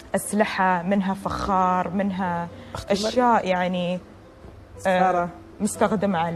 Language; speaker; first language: Arabic; native; Arabic